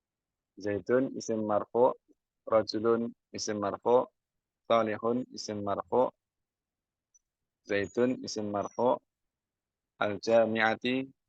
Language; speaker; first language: Arabic; non-native, learner; Indonesian